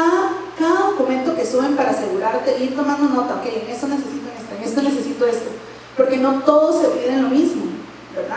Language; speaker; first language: Spanish; native; Spanish